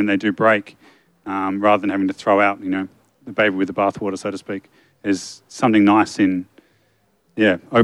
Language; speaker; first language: English; native; English